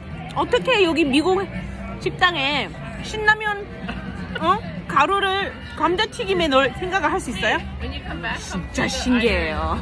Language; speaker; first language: Korean; early bilingual, heritage; Korean